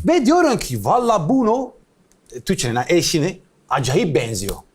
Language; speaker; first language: Turkish; non-native, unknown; Italian